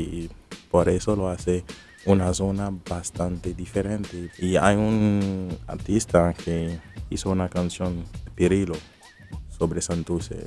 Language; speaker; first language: Spanish; non-native, fluent; Haitian Creole